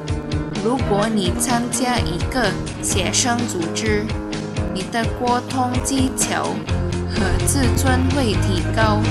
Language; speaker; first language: Chinese; non-native, learner; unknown